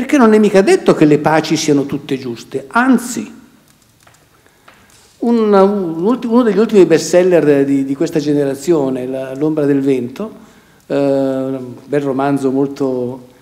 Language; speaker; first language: Italian; native; Italian